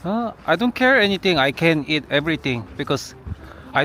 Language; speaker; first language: English; non-native, learner; Korean